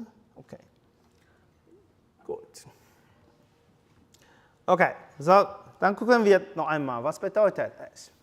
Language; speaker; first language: German; non-native, fluent; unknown